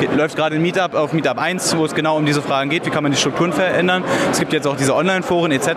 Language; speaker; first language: German; native; German